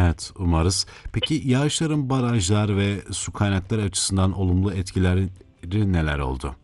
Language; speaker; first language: Turkish; native; Turkish